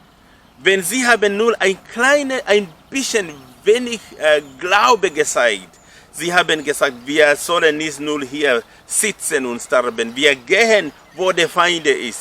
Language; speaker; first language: German; non-native, fluent; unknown